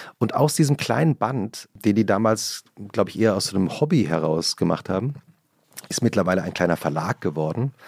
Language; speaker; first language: German; native; German